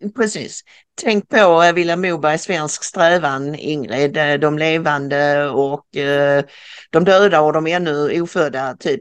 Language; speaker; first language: Swedish; native; Swedish